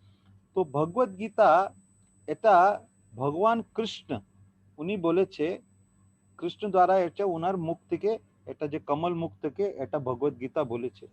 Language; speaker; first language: Bangla; non-native, learner; Hindi